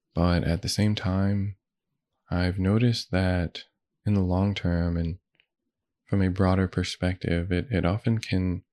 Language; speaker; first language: English; native; English